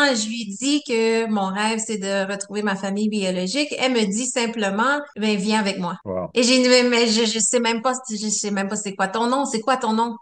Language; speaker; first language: French; native; French